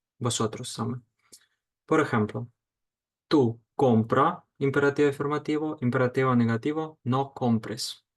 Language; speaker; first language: Spanish; non-native, fluent; Ukrainian